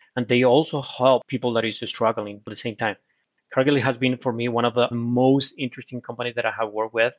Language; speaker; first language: English; non-native, fluent; Spanish